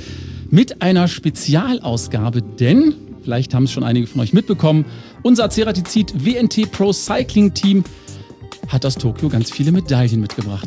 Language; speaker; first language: German; native; German